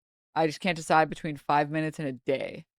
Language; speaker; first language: English; native; English